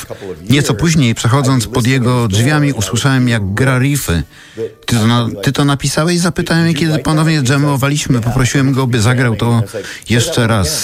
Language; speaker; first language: Polish; native; Polish